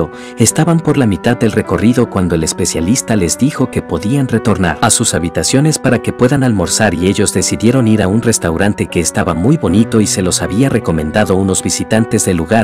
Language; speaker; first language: Spanish; native; Spanish